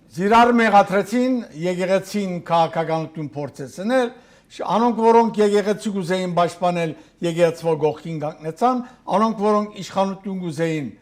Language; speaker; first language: Armenian; early bilingual, heritage; Armenian